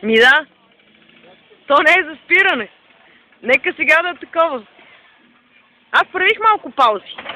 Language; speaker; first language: Bulgarian; native; Bulgarian